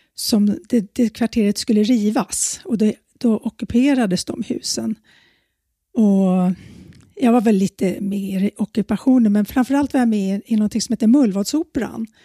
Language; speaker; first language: Swedish; native; Swedish